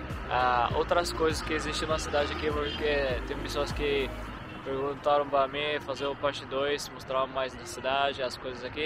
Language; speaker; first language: Portuguese; non-native, fluent; Arabic